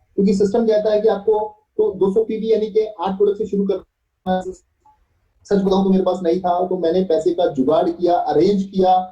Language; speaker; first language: Hindi; native; Hindi